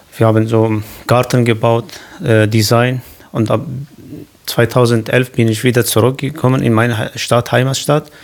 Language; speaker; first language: German; non-native, learner; Kurdish